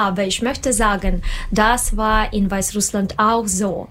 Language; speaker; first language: German; non-native, learner; Russian